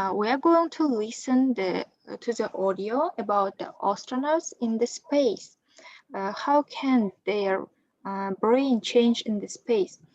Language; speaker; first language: English; non-native, fluent; Kazakh